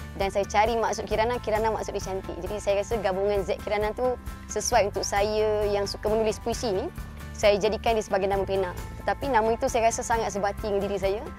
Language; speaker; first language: Malay; native; Malay